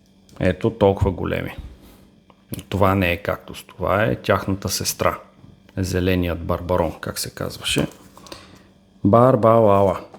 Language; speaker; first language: Bulgarian; native; Bulgarian